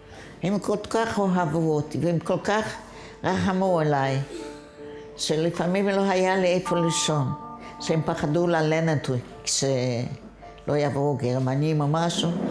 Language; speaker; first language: Hebrew; non-native, fluent; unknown